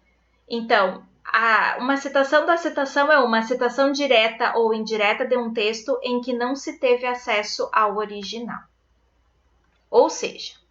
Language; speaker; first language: Portuguese; native; Portuguese